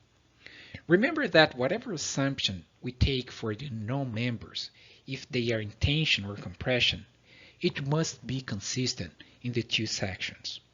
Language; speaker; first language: English; non-native, fluent; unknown